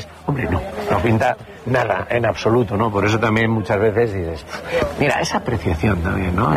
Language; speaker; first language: Spanish; native; Spanish